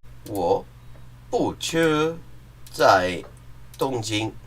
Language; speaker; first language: Chinese; non-native, learner; English